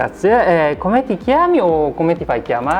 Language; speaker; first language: Italian; non-native, fluent; Japanese